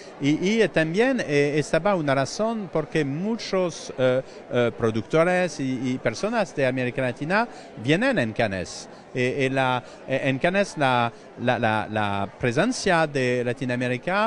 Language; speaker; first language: Spanish; non-native, fluent; French